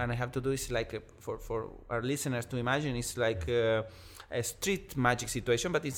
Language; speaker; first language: English; non-native, learner; Spanish